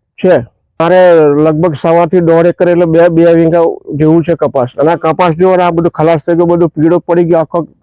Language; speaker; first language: Gujarati; native; Gujarati